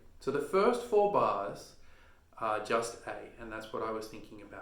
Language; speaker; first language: English; native; English